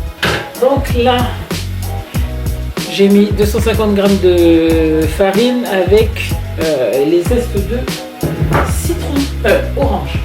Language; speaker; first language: French; native; French